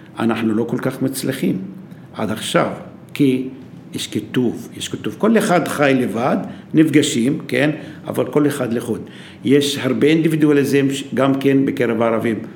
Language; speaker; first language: Hebrew; non-native, local second language; Arabic